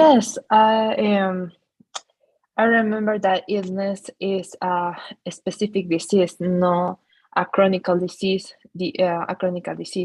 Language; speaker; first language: English; non-native, learner; Spanish